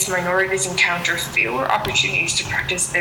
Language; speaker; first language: English; non-native, local second language; Cantonese